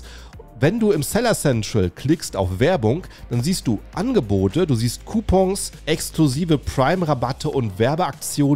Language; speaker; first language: German; native; German